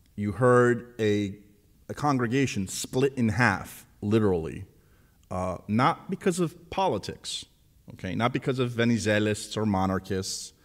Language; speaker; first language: English; early bilingual, other home language; Greek